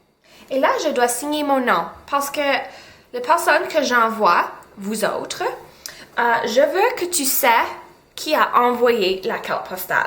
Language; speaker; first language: French; non-native, local second language; English